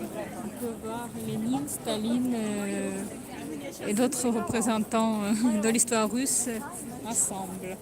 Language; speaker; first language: French; non-native, fluent; Russian